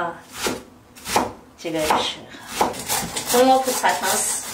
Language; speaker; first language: Chinese; native; Chinese